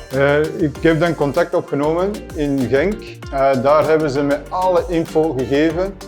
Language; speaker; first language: Dutch; native; Dutch